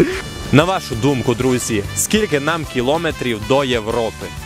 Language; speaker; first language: Ukrainian; native; Ukrainian